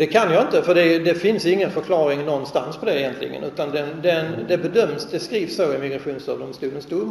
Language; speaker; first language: Swedish; native; Swedish